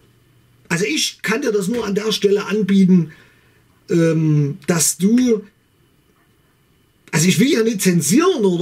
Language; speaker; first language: German; native; German